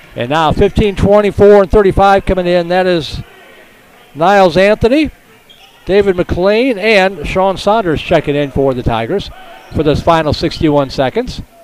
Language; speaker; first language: English; native; English